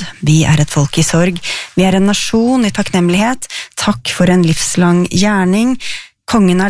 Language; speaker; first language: Norwegian; native; Norwegian